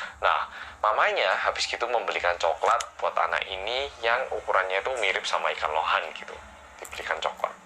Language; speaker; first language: Indonesian; non-native, fluent; Korean